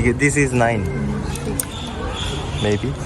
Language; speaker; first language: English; non-native, learner; Korean